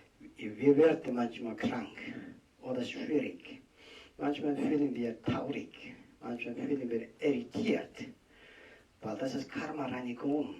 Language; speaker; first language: German; non-native, learner; Tibetan